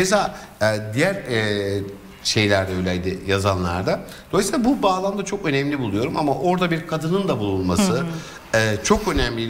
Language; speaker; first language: Turkish; native; Turkish